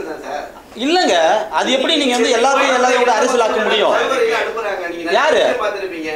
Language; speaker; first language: Tamil; native; Tamil